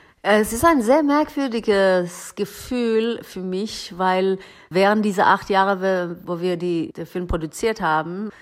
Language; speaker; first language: German; non-native, learner; Persian